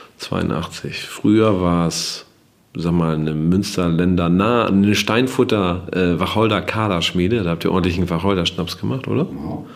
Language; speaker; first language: German; native; German